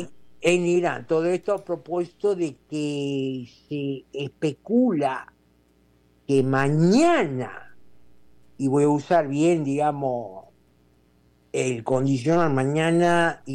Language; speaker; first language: Spanish; native; Spanish